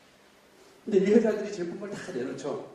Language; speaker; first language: Korean; native; Korean